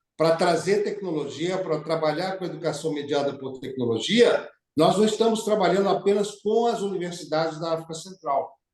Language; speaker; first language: Portuguese; native; Portuguese